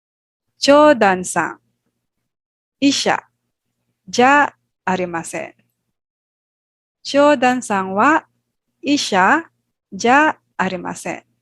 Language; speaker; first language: Japanese; non-native, fluent; Filipino